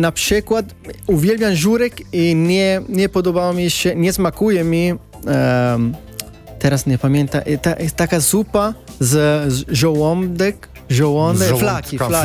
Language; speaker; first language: Polish; non-native, learner; Italian